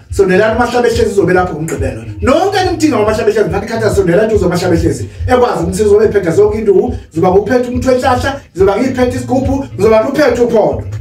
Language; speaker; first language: Zulu; native; Zulu